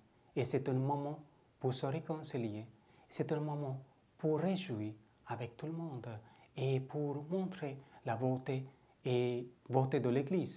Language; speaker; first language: French; non-native, fluent; Bangla